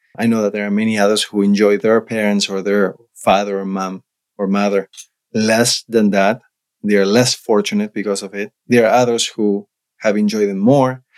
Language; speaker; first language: English; non-native, fluent; Spanish